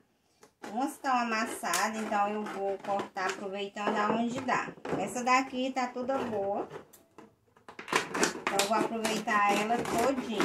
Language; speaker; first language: Portuguese; native; Portuguese